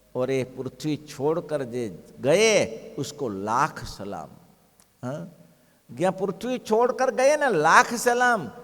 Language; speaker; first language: Hindi; non-native, local second language; Gujarati